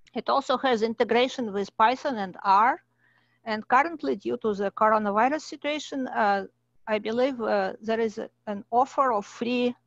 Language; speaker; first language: English; non-native, fluent; Russian